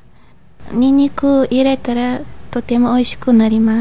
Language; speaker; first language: Japanese; non-native, fluent; Bulgarian